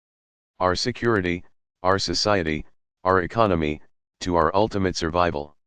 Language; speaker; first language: English; native; English